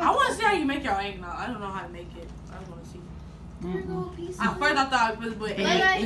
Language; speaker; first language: English; native; English